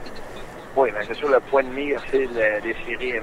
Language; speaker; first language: French; native; French